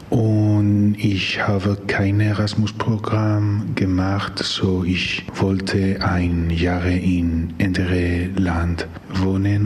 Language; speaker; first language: German; non-native, learner; Spanish